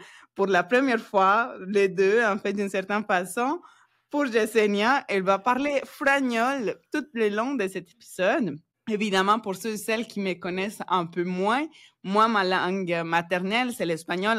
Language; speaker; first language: French; non-native, fluent; Spanish